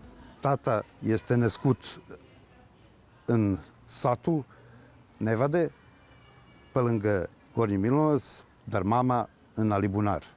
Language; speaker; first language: Romanian; early bilingual, heritage; Serbian